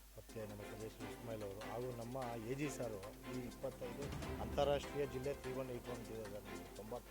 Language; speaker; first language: Kannada; native; Kannada